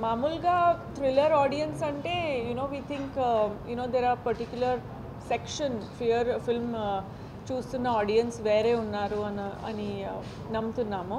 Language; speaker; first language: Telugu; non-native, fluent; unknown